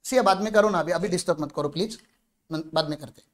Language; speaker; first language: Hindi; non-native, local second language; Marathi